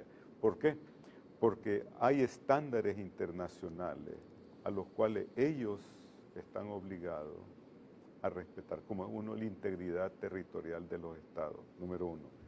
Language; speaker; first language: Spanish; native; Spanish